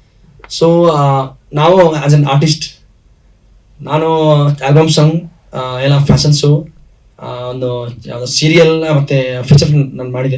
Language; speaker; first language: Kannada; non-native, learner; Hindi